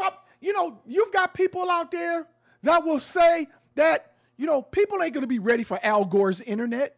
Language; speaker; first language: English; native; English